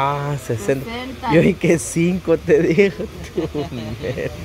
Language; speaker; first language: Spanish; native; Spanish